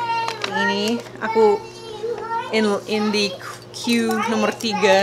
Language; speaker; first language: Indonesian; non-native, learner; English